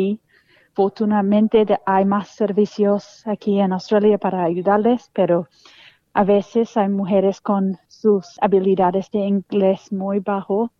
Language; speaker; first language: Spanish; non-native, fluent; English